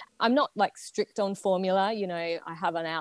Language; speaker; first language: English; native; English